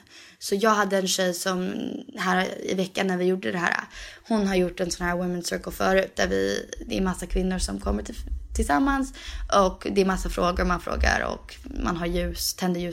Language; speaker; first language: Swedish; early bilingual, heritage; Swedish